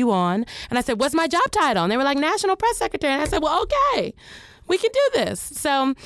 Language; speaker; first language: English; native; English